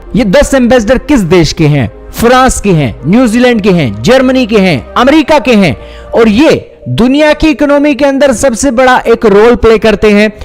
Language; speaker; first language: Hindi; native; Hindi